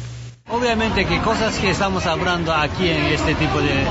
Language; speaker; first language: Spanish; non-native, learner; Japanese